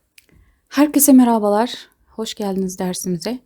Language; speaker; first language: Turkish; non-native, fluent; Kazakh